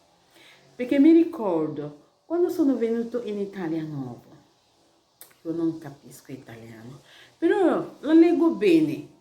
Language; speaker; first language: Italian; non-native, learner; Igbo